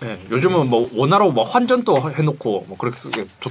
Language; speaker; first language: Korean; native; Korean